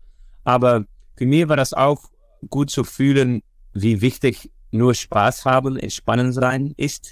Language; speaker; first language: German; non-native, fluent; Dutch